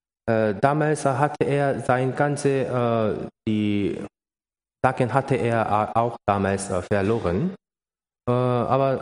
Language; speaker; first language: German; non-native, learner; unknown